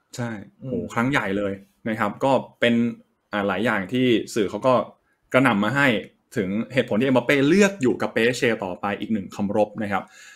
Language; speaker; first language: Thai; native; Thai